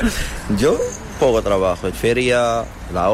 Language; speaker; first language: Spanish; non-native, learner; Arabic